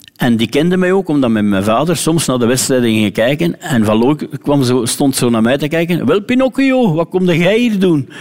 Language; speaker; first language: Dutch; native; Dutch